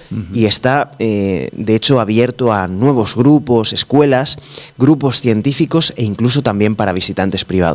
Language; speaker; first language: Spanish; native; Spanish